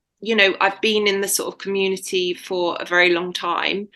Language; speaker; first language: English; native; English